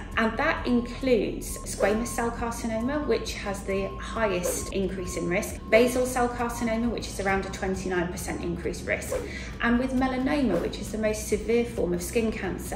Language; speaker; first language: English; native; English